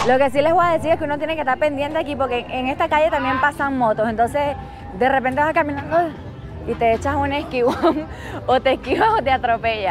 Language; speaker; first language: Spanish; native; Spanish